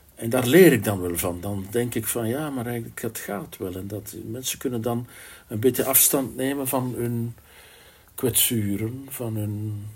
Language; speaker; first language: Dutch; native; Dutch